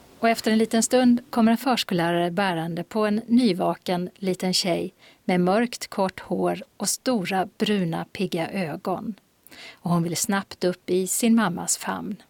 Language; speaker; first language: Swedish; native; Swedish